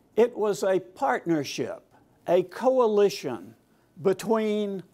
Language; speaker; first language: English; native; English